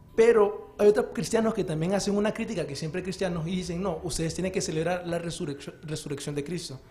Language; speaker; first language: Spanish; native; Spanish